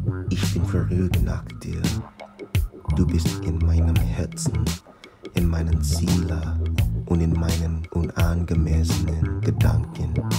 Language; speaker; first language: German; non-native, learner; English